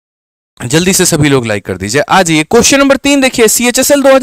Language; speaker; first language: Hindi; native; Hindi